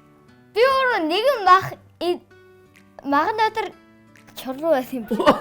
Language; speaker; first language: Mongolian; early bilingual, heritage; Mongolian